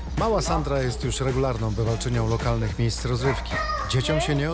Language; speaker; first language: Polish; native; Polish